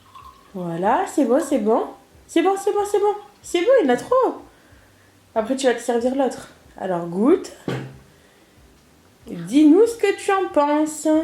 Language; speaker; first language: French; native; French